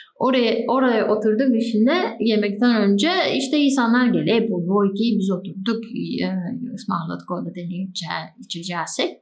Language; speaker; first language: Turkish; native; Turkish